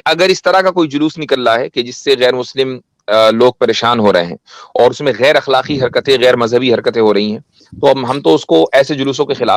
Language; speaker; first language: Hindi; native; Hindi